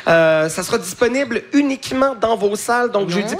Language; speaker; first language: French; native; French